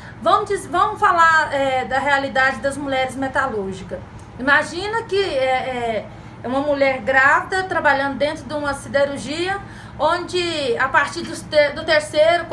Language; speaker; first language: Portuguese; native; Portuguese